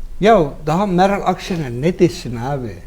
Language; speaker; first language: Turkish; native; Turkish